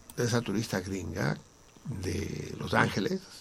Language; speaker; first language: Spanish; native; Spanish